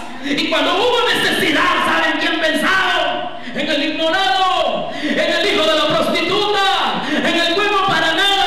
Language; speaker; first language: Spanish; native; Spanish